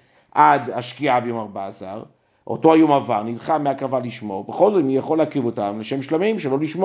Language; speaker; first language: Hebrew; native; Hebrew